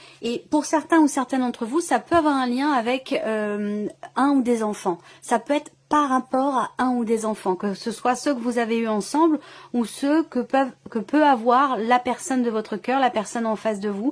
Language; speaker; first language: French; native; French